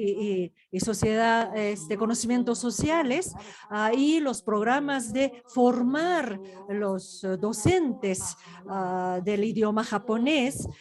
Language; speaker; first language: Spanish; non-native, fluent; Japanese